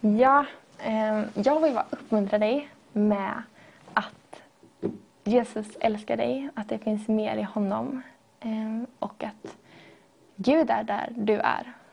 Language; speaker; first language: Swedish; native; Swedish